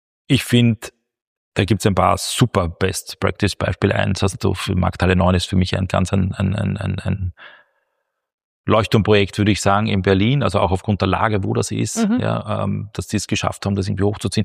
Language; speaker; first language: German; native; German